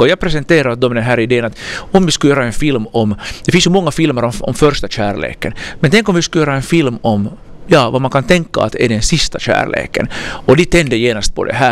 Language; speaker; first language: Swedish; native; Swedish